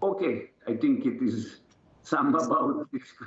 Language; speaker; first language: English; non-native, learner; Serbian